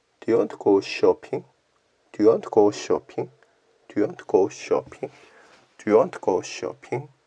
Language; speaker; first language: English; non-native, learner; Korean